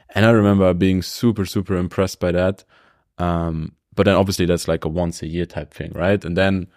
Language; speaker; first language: English; non-native, fluent; German